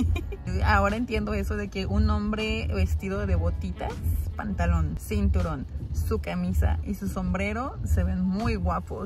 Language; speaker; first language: Spanish; native; Spanish